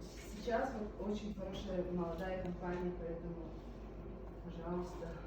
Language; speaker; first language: Russian; non-native, local second language; Yakut